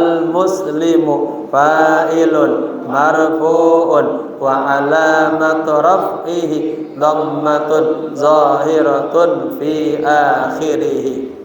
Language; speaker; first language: Arabic; non-native, fluent; Indonesian